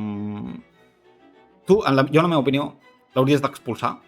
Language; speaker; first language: Catalan; native; Catalan